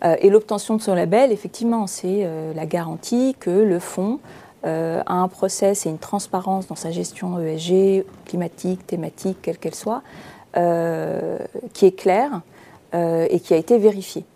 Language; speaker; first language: French; native; French